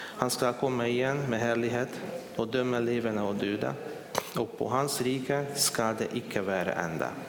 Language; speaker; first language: Swedish; non-native, fluent; Hungarian